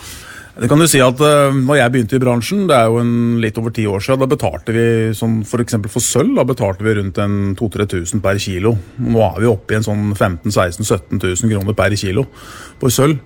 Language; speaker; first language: Norwegian; native; Norwegian